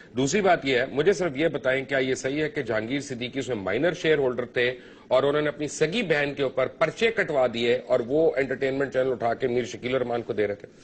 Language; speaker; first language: Urdu; non-native, local second language; Punjabi